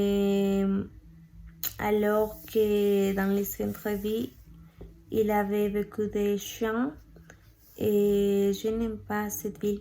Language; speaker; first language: French; non-native, learner; Spanish